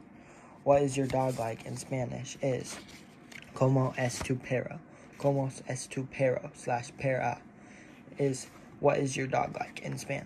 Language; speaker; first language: Spanish; non-native, learner; English